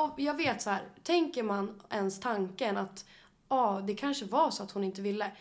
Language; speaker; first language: Swedish; native; Swedish